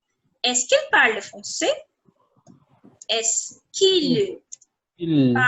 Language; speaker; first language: French; non-native, fluent; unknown